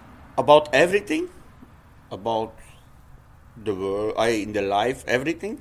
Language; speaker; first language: English; non-native, learner; Dutch